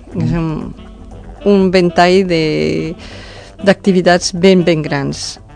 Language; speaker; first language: Catalan; non-native, fluent; Spanish